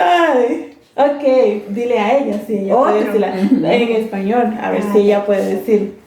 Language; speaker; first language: Spanish; non-native, fluent; Haitian Creole